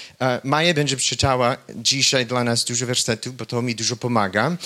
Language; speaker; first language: Polish; non-native, fluent; English